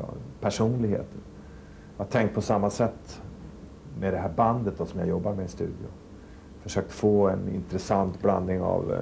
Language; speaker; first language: Swedish; native; Swedish